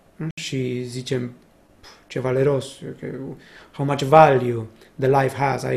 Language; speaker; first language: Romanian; non-native, fluent; Spanish